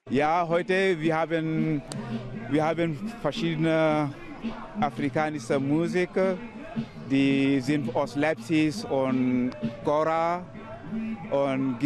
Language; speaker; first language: German; non-native, learner; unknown